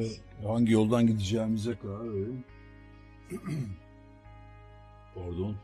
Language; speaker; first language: Turkish; native; Turkish